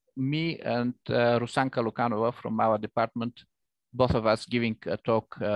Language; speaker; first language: English; non-native, fluent; Bulgarian